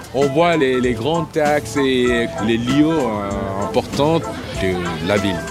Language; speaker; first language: French; non-native, fluent; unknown